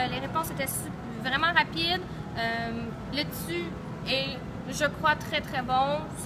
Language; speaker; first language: French; native; French